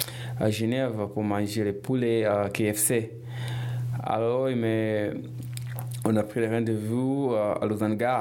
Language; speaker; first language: French; non-native, fluent; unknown